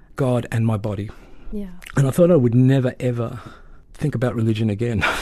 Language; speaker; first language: English; native; English